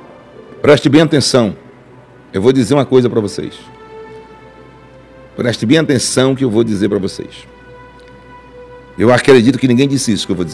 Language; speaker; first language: Portuguese; native; Portuguese